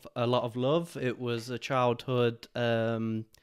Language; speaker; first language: English; native; English